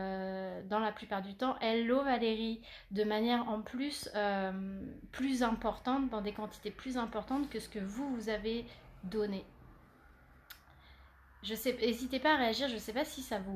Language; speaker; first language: French; native; French